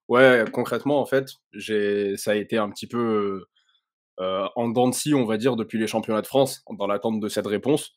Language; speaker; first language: French; native; French